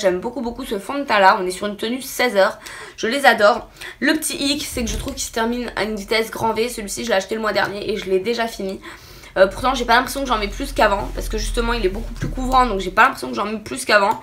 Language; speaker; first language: French; native; French